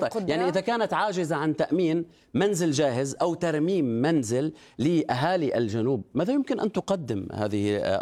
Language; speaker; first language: Arabic; native; Arabic